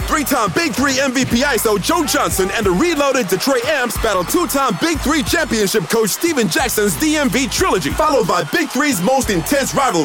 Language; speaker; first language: English; native; English